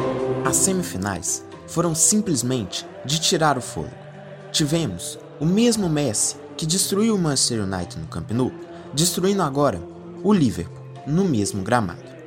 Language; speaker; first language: Portuguese; native; Portuguese